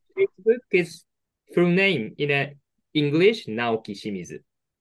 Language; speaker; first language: English; non-native, learner; Japanese